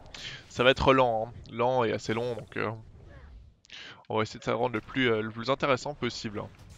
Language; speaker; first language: French; native; French